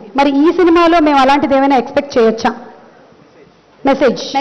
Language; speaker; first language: Telugu; native; Telugu